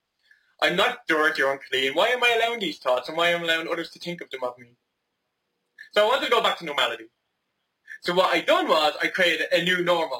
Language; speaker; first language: English; native; English